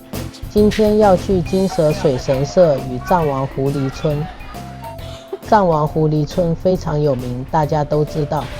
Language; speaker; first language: Chinese; native; Chinese